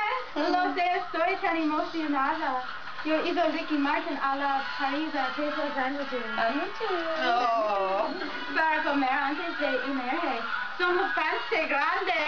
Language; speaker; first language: Spanish; non-native, learner; English